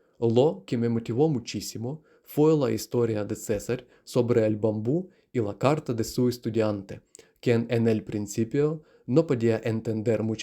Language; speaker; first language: Spanish; non-native, learner; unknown